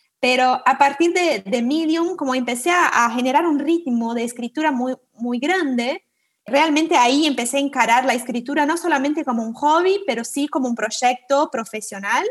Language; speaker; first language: Spanish; non-native, fluent; Portuguese